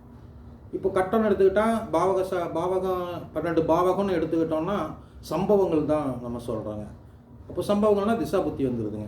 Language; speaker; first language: Tamil; native; Tamil